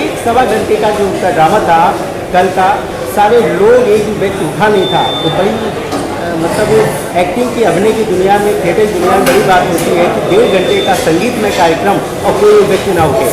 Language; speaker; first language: Hindi; native; Hindi